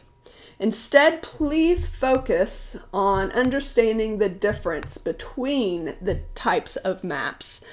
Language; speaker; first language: English; native; English